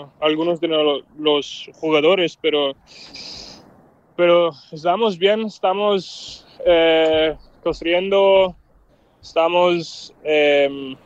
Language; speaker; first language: Spanish; non-native, fluent; Danish